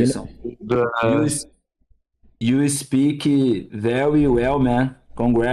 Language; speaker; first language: English; non-native, learner; Portuguese